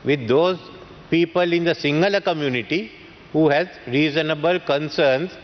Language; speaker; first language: English; non-native, local second language; Sinhala